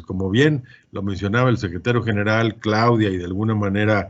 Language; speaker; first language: Spanish; native; Spanish